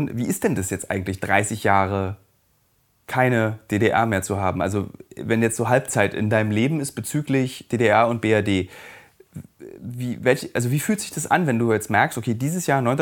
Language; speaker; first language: German; native; German